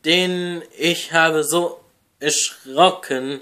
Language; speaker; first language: German; non-native, learner; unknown